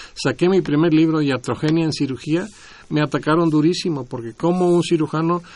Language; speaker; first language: Spanish; native; Spanish